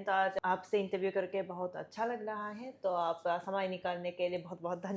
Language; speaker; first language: Hindi; non-native, fluent; Japanese